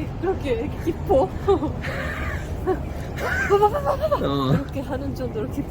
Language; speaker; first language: Korean; non-native, fluent; Japanese